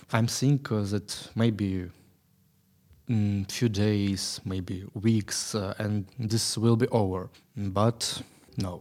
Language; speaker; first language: English; non-native, learner; Ukrainian